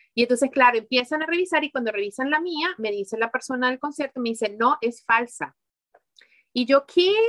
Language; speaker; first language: Spanish; native; Spanish